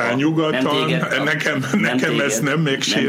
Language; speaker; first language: Hungarian; non-native, fluent; Dutch